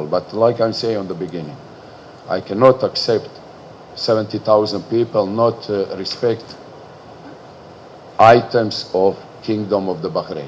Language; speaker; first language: English; non-native, learner; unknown